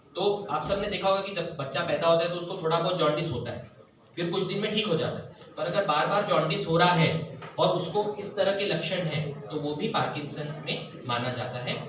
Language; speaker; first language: Hindi; non-native, local second language; Marathi